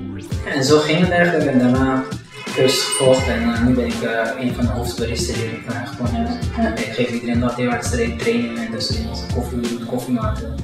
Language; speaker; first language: Dutch; non-native, fluent; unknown